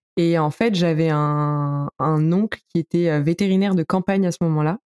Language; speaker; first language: French; native; French